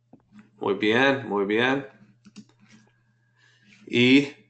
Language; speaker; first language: Spanish; non-native, fluent; English